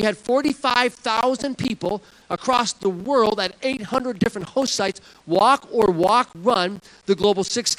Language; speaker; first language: English; native; English